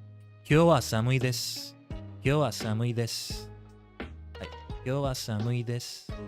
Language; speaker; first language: Japanese; non-native, learner; English